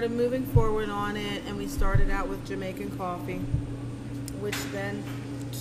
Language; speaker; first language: English; native; English